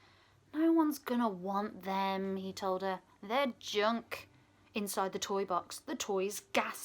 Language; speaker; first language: English; native; English